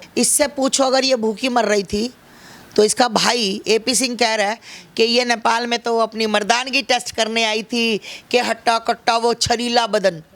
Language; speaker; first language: Hindi; native; Hindi